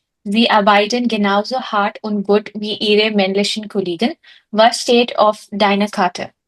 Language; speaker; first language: German; non-native, learner; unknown